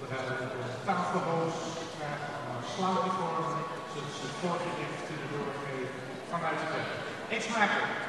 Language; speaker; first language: Dutch; native; Dutch